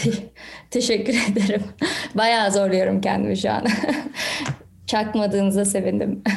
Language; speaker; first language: Turkish; early bilingual, heritage; Turkish